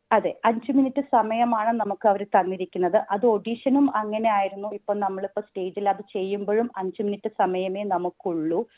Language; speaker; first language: Malayalam; native; Malayalam